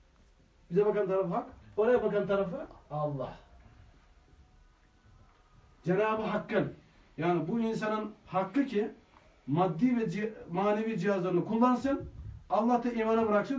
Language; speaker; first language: Turkish; native; Turkish